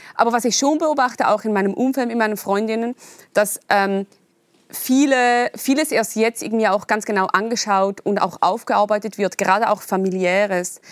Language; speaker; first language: German; native; German